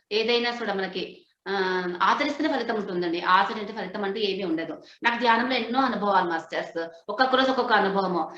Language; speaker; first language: Telugu; non-native, local second language; Hindi